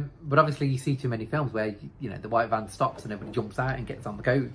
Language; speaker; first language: English; native; English